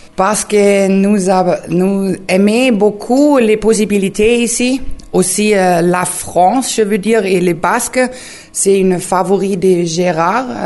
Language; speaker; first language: French; non-native, learner; German